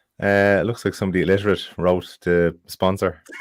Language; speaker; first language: English; native; English